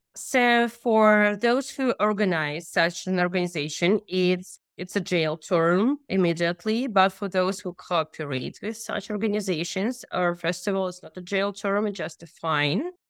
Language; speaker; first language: English; non-native, fluent; Russian